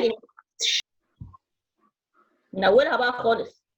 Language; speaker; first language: Arabic; native; Arabic